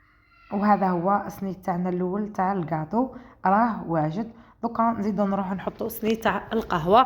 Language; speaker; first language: Arabic; native; Arabic